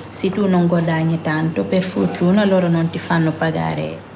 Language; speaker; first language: Italian; non-native, learner; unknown